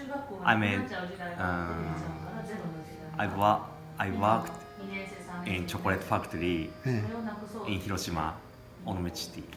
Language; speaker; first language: English; non-native, learner; Japanese